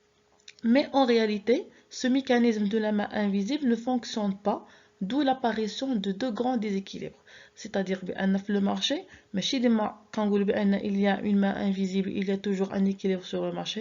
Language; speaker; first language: French; non-native, local second language; Arabic